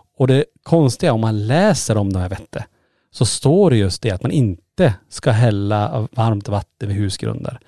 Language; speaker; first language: Swedish; native; Swedish